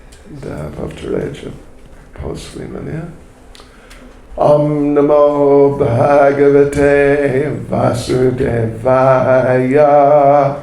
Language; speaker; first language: Russian; non-native, learner; English